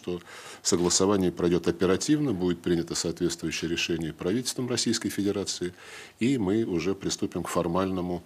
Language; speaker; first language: Russian; native; Russian